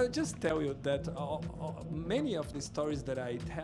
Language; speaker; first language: English; non-native, fluent; Portuguese